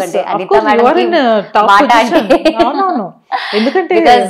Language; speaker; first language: Telugu; native; Telugu